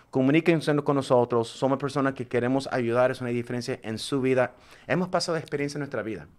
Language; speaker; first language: Spanish; native; Spanish